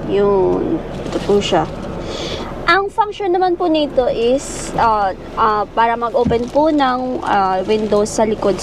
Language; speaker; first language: Filipino; non-native, local second language; Hiligaynon